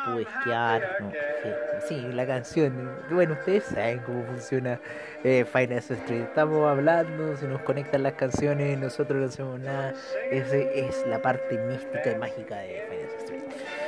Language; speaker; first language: Spanish; native; Spanish